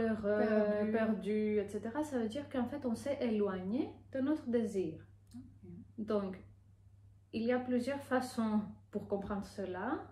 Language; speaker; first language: French; non-native, fluent; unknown